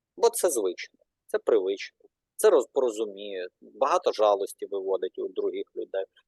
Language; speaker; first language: Ukrainian; non-native, local second language; Russian